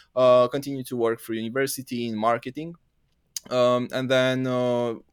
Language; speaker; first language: English; non-native, fluent; Romanian